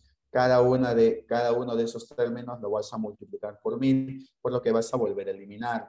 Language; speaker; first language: Spanish; native; Spanish